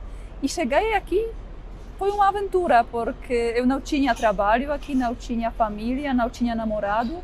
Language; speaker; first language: Portuguese; non-native, fluent; Polish